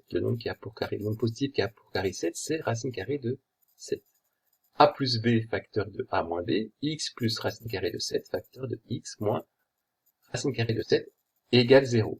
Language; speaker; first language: French; native; French